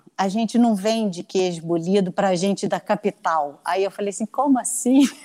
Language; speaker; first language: Portuguese; native; Portuguese